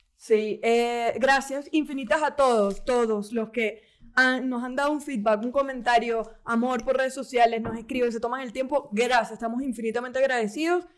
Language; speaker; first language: Spanish; native; Spanish